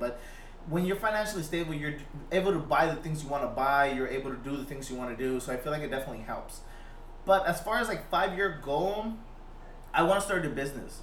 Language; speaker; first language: English; early bilingual, other home language; Spanish